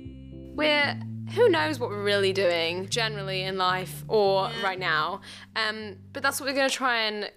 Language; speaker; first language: English; native; English